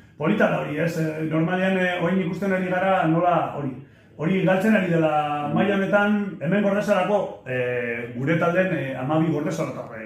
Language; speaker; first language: Basque; non-native, local second language; Spanish